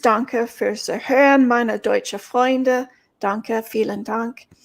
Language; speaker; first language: German; non-native, learner; English